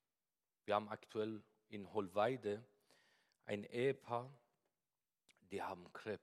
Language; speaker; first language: German; non-native, fluent; Persian